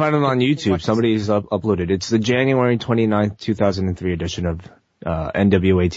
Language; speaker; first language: English; native; English